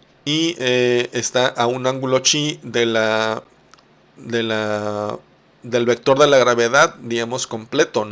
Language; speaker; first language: Spanish; native; Spanish